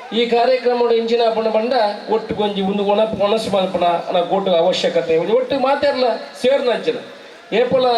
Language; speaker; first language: Kannada; native; Kannada